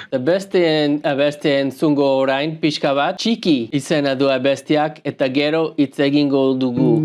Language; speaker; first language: Basque; non-native, learner; English